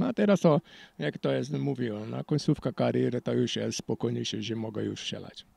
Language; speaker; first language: Polish; non-native, learner; Portuguese